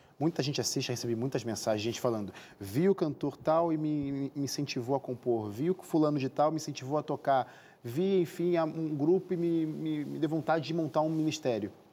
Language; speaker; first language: Portuguese; native; Portuguese